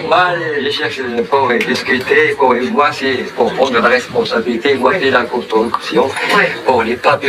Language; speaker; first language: French; non-native, learner; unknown